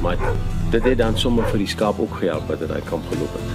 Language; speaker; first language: Dutch; non-native, learner; Afrikaans